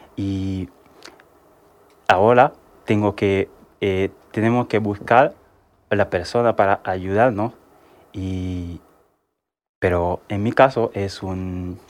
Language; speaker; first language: Spanish; non-native, learner; Haitian Creole